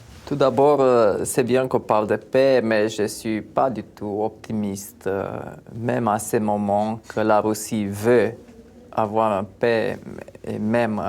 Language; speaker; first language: French; non-native, fluent; Romanian